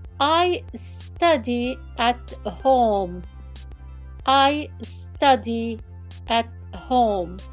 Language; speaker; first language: English; non-native, fluent; Arabic